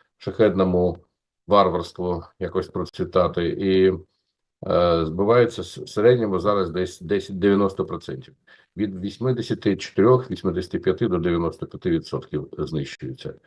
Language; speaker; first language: Ukrainian; native; Ukrainian